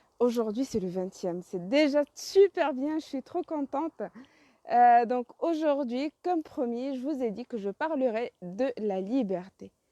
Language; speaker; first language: French; non-native, local second language; Arabic